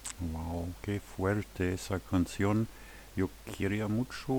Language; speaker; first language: Spanish; non-native, fluent; German